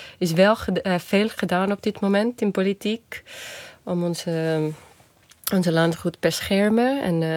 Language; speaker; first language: Dutch; non-native, fluent; Estonian